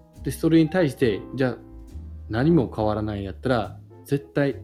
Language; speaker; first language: Japanese; non-native, fluent; Chinese